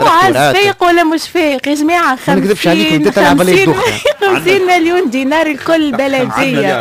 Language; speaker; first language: Arabic; native; Arabic